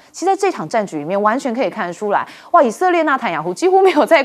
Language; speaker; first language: Chinese; native; Chinese